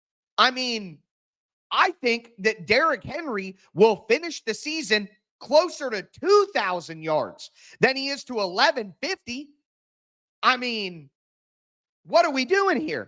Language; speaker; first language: English; native; English